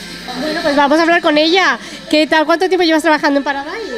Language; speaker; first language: Spanish; native; Spanish